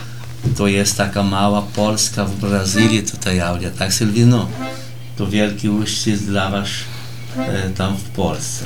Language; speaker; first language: Polish; early bilingual, heritage; Portuguese